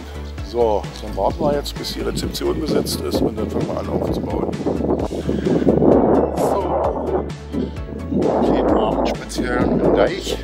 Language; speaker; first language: German; native; German